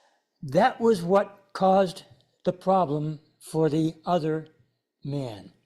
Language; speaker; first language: English; native; English